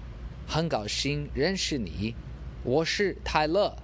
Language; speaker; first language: Chinese; non-native, learner; English